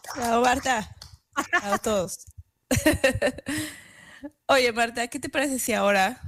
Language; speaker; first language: Spanish; native; Spanish